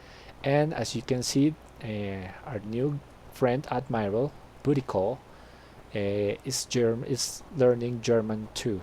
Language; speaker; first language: English; non-native, fluent; Spanish